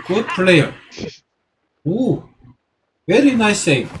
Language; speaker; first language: English; non-native, learner; Korean